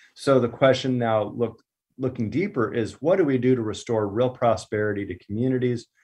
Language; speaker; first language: English; native; English